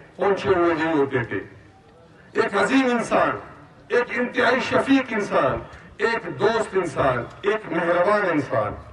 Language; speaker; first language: Urdu; non-native, local second language; Baluchi